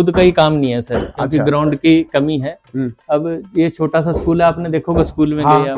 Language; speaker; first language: Hindi; native; Hindi